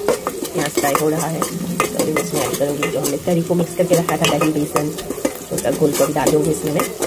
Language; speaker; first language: Hindi; native; Hindi